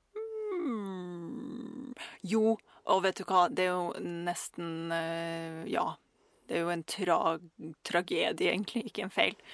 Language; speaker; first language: Norwegian; early bilingual, other home language; Russian